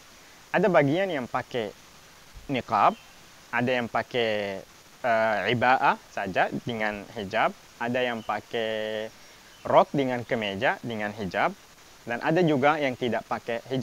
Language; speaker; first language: Indonesian; non-native, fluent; Arabic